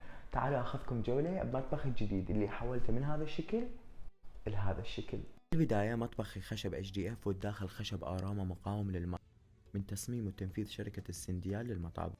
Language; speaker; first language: Arabic; native; Arabic